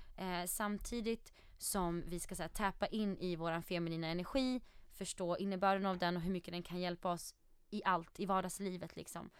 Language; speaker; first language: Swedish; early bilingual, other home language; Arabic